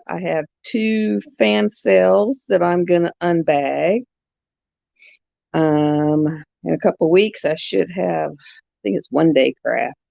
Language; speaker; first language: English; native; English